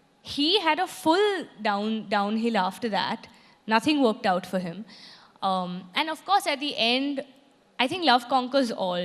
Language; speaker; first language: English; non-native, local second language; Hindi